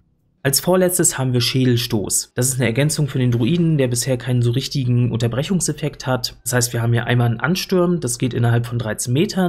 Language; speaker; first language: German; native; German